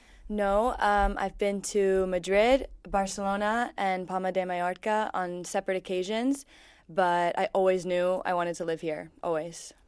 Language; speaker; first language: English; native; English